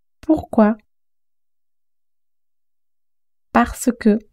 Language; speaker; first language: French; non-native, fluent; Russian